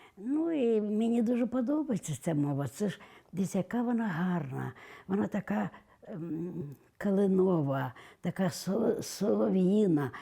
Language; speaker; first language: Ukrainian; non-native, local second language; Russian